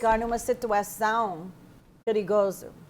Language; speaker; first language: Portuguese; non-native, fluent; English